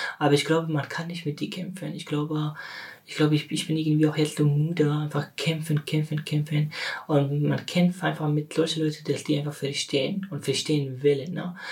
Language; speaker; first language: German; non-native, learner; Persian